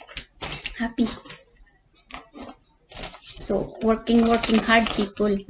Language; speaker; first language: English; non-native, learner; Cebuano